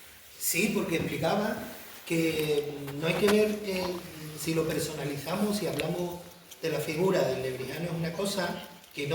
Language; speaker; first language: Spanish; native; Spanish